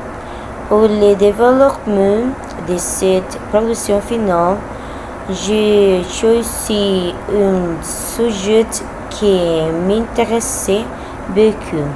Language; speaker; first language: French; non-native, learner; Spanish